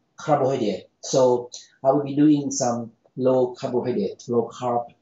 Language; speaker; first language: English; non-native, fluent; Thai